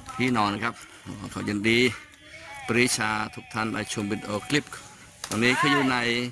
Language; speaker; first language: Thai; non-native, local second language; Khmer